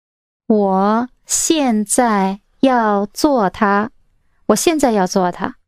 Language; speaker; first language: Chinese; non-native, learner; English